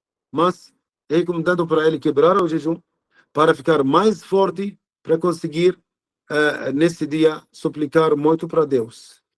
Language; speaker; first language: Portuguese; non-native, learner; Arabic